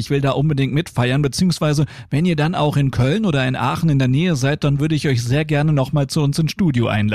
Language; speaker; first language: German; native; German